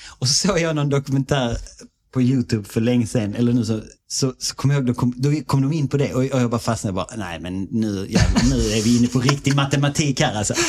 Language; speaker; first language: Swedish; native; Swedish